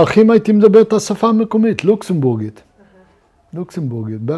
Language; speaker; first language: Hebrew; non-native, fluent; Luxembourgish